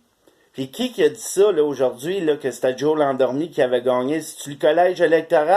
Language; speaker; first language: French; native; French